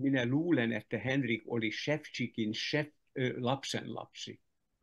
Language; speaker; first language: Finnish; non-native, fluent; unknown